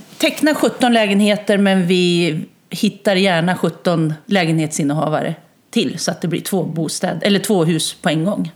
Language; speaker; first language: Swedish; native; Swedish